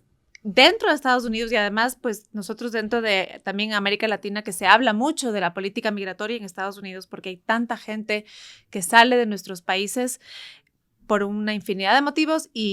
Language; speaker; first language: Spanish; native; Spanish